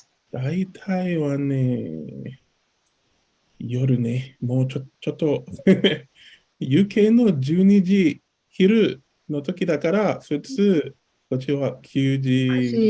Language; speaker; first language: Japanese; non-native, learner; English